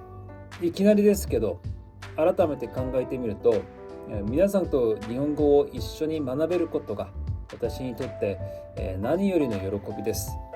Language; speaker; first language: Japanese; non-native, fluent; Korean